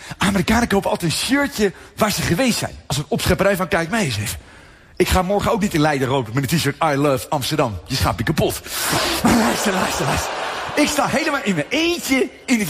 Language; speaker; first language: Dutch; native; Dutch